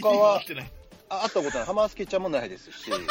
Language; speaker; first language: Japanese; native; Japanese